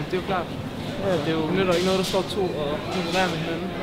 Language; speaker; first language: Danish; native; Danish